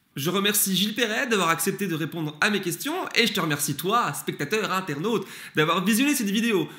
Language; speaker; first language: French; early bilingual, other home language; Turkish